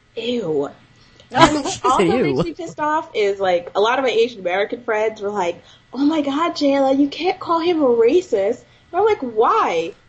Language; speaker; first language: English; native; English